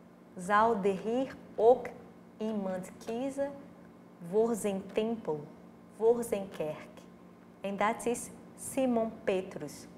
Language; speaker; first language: Dutch; non-native, fluent; Portuguese